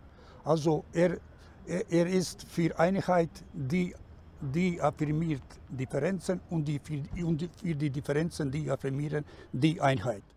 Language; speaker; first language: German; non-native, fluent; Bosnian